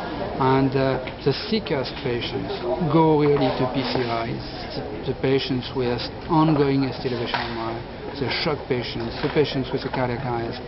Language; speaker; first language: English; non-native, fluent; French